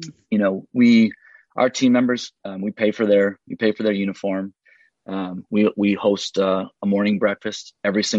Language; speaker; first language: English; native; English